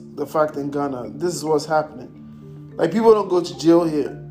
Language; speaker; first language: English; non-native, local second language; Akan